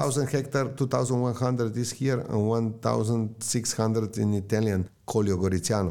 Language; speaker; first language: English; non-native, learner; Slovenian